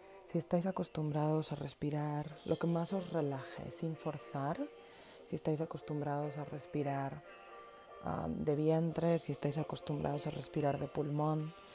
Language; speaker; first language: Spanish; native; Spanish